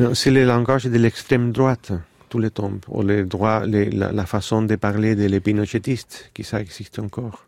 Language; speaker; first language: French; non-native, fluent; Spanish